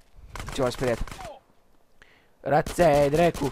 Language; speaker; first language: Romanian; native; Romanian